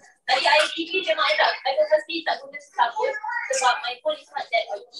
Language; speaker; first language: English; non-native, local second language; Malay